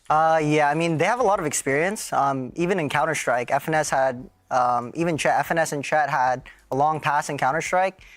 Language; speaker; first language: English; native; English